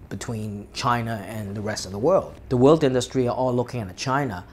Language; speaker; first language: English; non-native, local second language; Cantonese